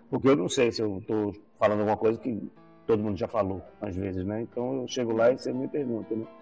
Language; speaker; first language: Portuguese; native; Portuguese